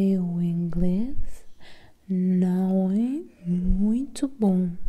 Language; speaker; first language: Portuguese; non-native, learner; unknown